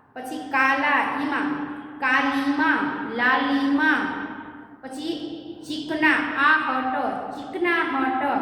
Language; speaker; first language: Hindi; non-native, local second language; Gujarati